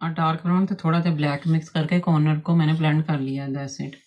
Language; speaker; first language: Urdu; non-native, local second language; Punjabi